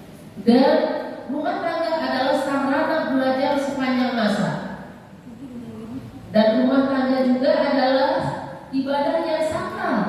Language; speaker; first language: Indonesian; native; Indonesian